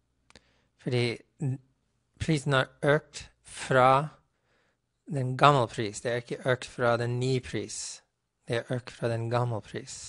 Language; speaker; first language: Norwegian; non-native, fluent; English